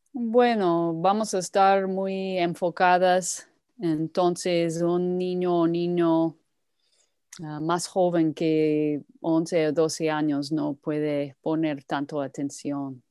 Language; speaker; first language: Spanish; non-native, fluent; English